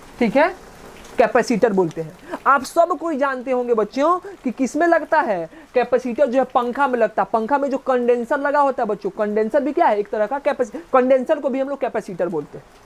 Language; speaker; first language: Hindi; native; Hindi